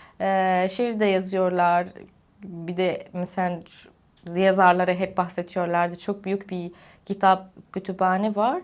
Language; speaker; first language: Turkish; non-native, fluent; Arabic